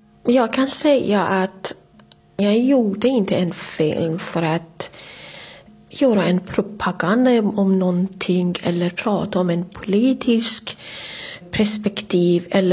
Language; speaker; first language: Swedish; non-native, fluent; Persian